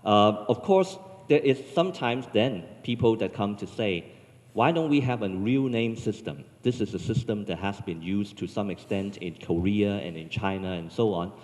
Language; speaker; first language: English; non-native, local second language; Cantonese